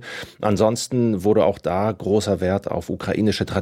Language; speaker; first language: German; native; German